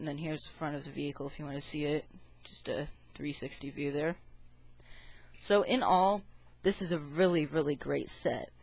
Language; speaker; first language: English; native; English